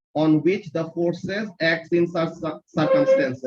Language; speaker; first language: English; non-native, local second language; Bangla